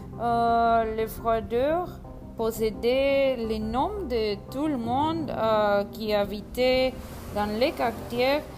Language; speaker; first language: French; non-native, learner; Spanish